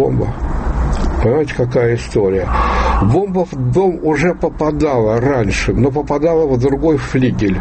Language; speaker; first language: Russian; native; Russian